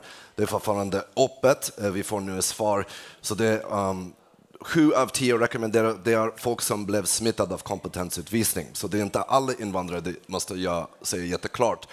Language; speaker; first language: Swedish; non-native, fluent; English